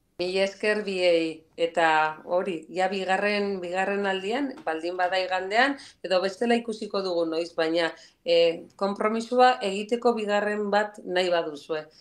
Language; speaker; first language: Basque; non-native, local second language; Spanish